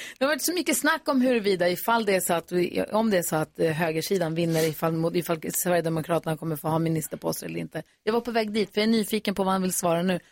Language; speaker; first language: Swedish; native; Swedish